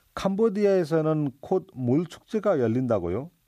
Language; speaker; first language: Korean; non-native, fluent; Nepali